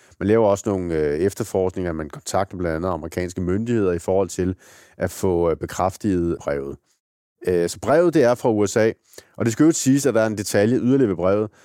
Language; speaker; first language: Danish; native; Danish